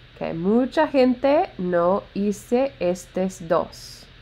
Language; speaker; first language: Spanish; non-native, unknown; English